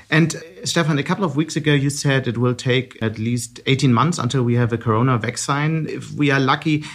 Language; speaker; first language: English; non-native, fluent; German